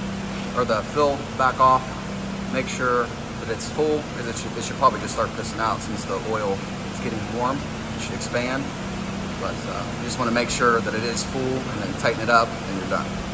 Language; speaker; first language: English; native; English